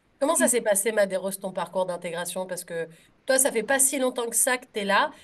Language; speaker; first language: French; native; French